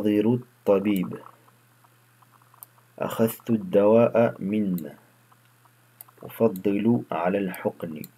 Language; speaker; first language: Arabic; non-native, fluent; French